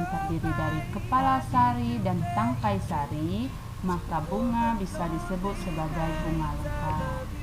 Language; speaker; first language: Indonesian; native; Indonesian